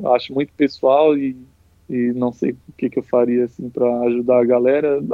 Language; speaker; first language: Portuguese; native; Portuguese